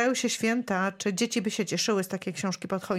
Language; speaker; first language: Polish; native; Polish